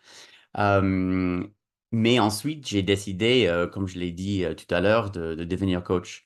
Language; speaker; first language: French; non-native, fluent; English